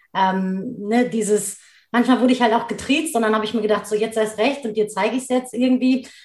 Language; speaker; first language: German; native; German